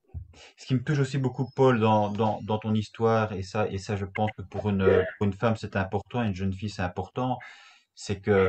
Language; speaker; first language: French; native; French